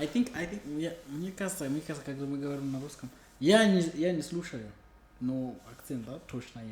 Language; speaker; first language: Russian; non-native, learner; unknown